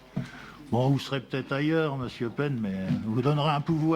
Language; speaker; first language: French; native; French